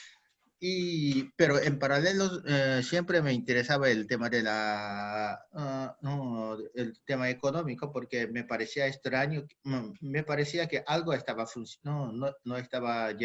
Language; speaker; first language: Spanish; non-native, fluent; Japanese